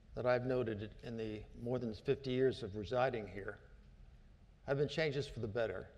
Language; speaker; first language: English; native; English